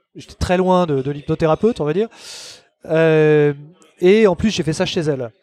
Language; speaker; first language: French; native; French